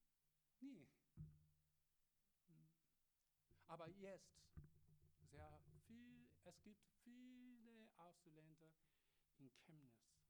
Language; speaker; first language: German; non-native, learner; Korean